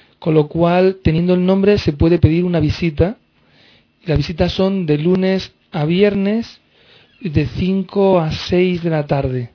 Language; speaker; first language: Spanish; native; Spanish